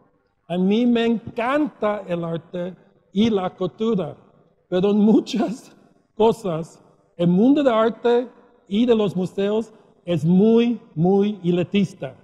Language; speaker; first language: Spanish; early bilingual, heritage; Spanish